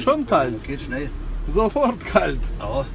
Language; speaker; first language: German; non-native, learner; Ukrainian